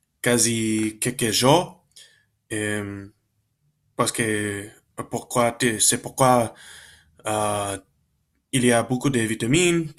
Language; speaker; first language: French; non-native, learner; Spanish